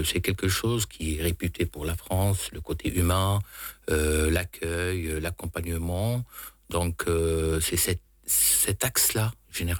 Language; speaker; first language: French; non-native, local second language; Arabic